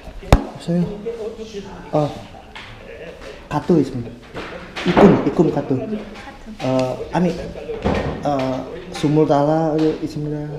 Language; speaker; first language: Korean; non-native, learner; Indonesian